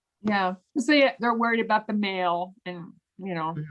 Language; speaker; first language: English; native; English